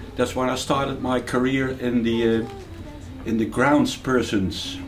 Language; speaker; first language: English; non-native, fluent; Dutch